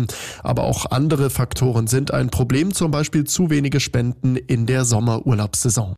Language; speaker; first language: German; native; German